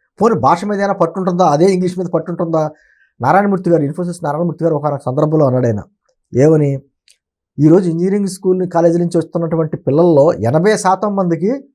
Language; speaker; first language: Telugu; native; Telugu